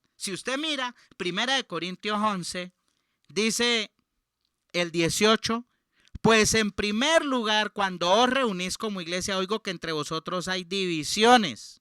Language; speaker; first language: Spanish; native; Spanish